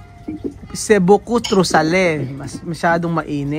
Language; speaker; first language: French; non-native, learner; Filipino